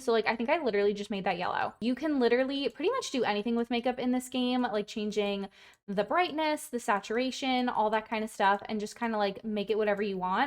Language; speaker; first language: English; native; English